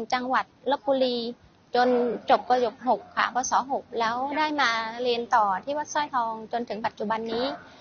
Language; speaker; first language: Thai; non-native, fluent; Vietnamese